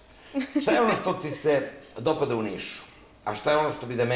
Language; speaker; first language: Serbian; native; Serbian